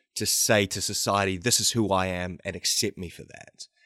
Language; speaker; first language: English; native; English